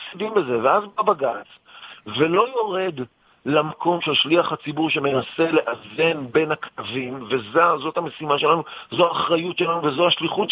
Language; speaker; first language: Hebrew; native; Hebrew